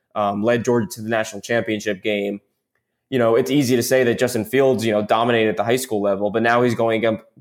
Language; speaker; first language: English; native; English